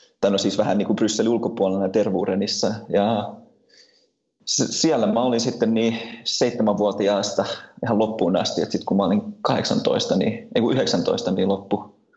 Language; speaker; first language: Finnish; early bilingual, heritage; Finnish